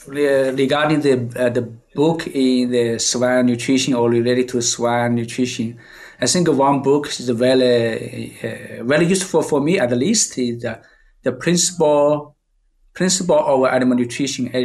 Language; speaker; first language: English; non-native, fluent; Chinese